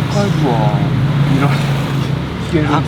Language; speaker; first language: Japanese; native; Japanese